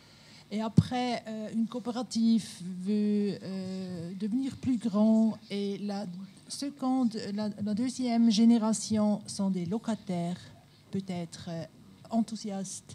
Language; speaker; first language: French; non-native, local second language; German